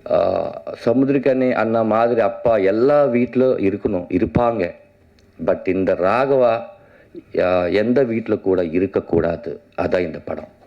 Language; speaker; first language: Tamil; non-native, learner; Telugu